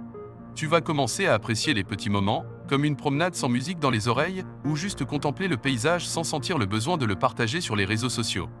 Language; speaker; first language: French; native; French